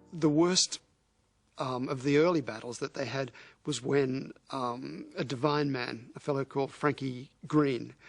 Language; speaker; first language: English; native; English